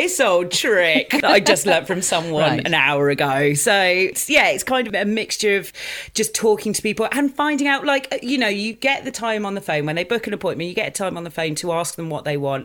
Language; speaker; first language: English; native; English